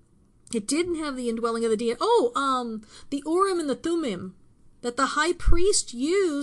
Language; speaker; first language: English; native; English